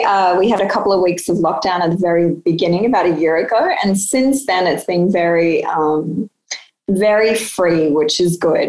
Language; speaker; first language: English; native; English